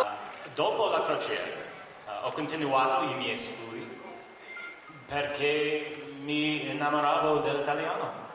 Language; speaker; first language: Italian; non-native, learner; English